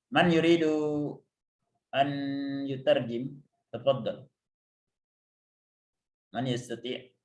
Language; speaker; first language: Arabic; non-native, fluent; Indonesian